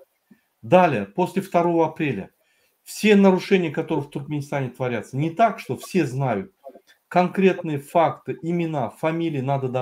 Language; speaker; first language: Russian; native; Russian